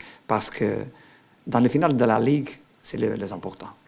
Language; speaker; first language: French; non-native, learner; Portuguese